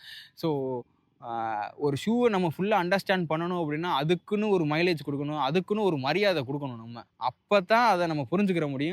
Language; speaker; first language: Tamil; native; Tamil